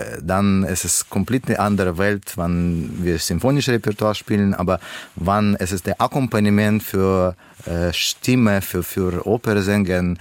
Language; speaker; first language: German; non-native, learner; Russian